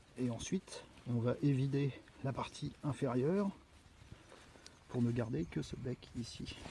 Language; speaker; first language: French; native; French